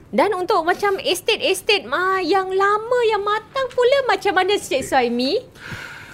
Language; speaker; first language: Malay; native; Malay